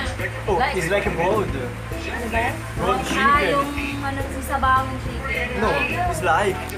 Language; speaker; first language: English; non-native, learner; Italian